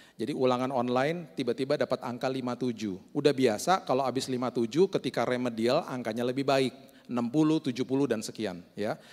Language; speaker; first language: Indonesian; native; Indonesian